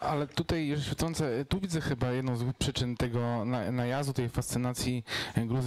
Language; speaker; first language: Polish; native; Polish